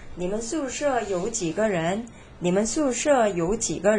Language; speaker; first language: Chinese; non-native, fluent; Korean